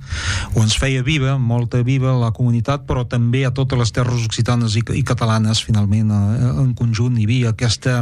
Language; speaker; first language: Catalan; non-native, fluent; French